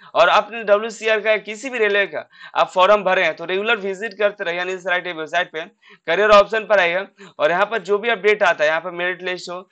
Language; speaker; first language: Hindi; native; Hindi